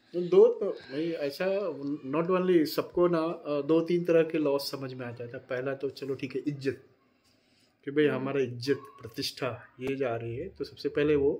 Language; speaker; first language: Hindi; native; Hindi